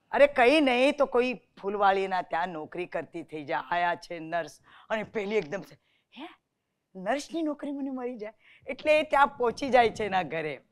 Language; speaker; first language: Gujarati; non-native, local second language; Marathi